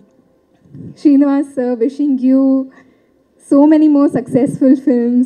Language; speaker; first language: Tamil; non-native, learner; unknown